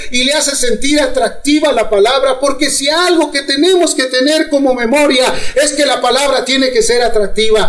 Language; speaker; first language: Spanish; native; Spanish